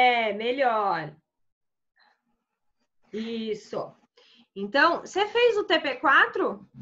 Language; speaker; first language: Portuguese; native; Portuguese